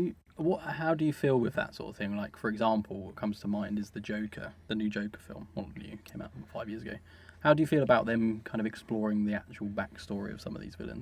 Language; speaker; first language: English; native; English